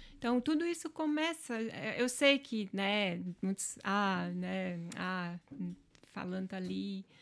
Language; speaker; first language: Portuguese; non-native, local second language; German